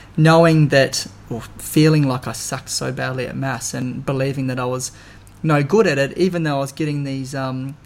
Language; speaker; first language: English; native; English